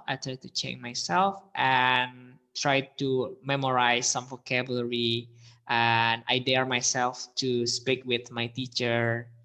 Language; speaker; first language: English; non-native, fluent; Indonesian